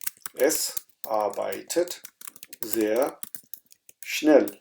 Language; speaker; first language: German; non-native, fluent; Urdu